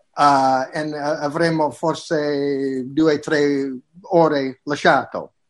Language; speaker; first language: Italian; non-native, learner; English